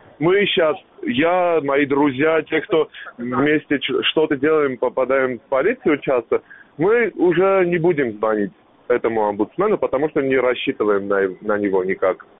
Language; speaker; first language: Russian; non-native, local second language; Armenian